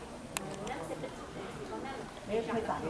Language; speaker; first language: French; non-native, fluent; Chinese